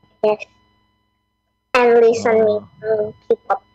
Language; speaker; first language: English; non-native, learner; Indonesian